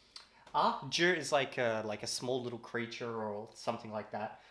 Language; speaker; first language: English; native; English